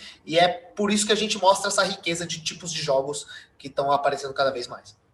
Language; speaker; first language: Portuguese; native; Portuguese